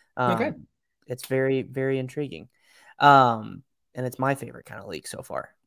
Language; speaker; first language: English; native; English